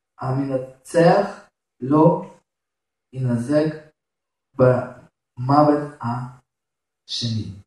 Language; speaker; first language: Hebrew; non-native, fluent; Russian